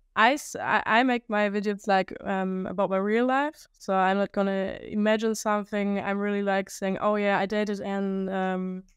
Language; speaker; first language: English; non-native, fluent; German